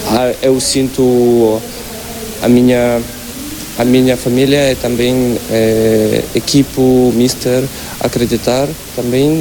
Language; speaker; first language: Portuguese; non-native, learner; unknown